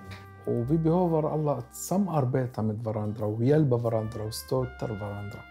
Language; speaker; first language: Swedish; non-native, learner; Arabic